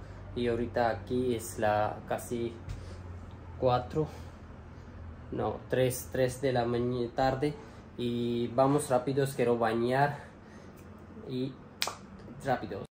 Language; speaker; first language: Spanish; non-native, learner; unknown